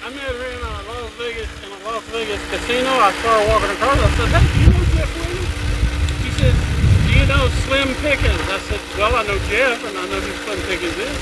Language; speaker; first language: English; native; English